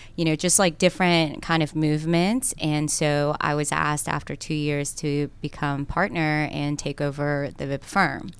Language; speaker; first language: English; early bilingual, other home language; Korean